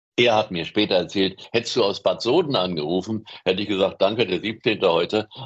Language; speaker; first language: German; native; German